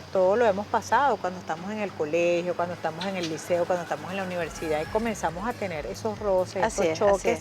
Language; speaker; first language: Spanish; native; Spanish